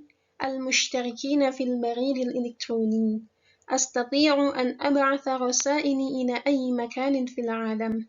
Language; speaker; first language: Arabic; non-native, fluent; Indonesian